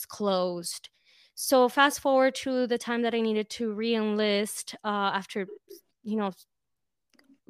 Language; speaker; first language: English; early bilingual, other home language; Spanish